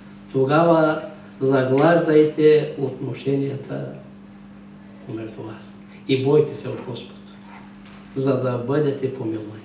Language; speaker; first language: Bulgarian; non-native, local second language; Turkish